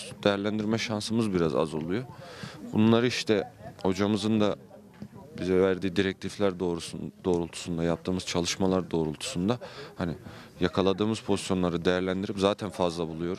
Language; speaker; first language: Turkish; native; Turkish